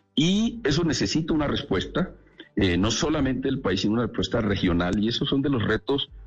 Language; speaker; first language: Spanish; native; Spanish